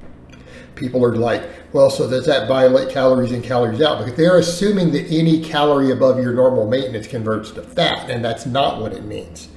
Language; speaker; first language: English; native; English